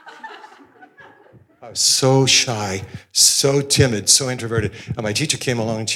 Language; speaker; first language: English; native; English